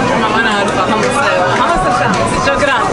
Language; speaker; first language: Arabic; non-native, learner; English